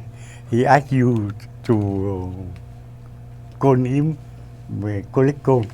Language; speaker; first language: English; non-native, learner; Vietnamese